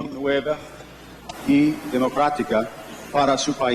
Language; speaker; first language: Spanish; non-native, learner; English